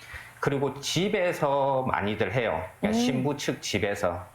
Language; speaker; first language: Korean; native; Korean